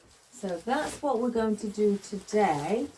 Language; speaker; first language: English; native; English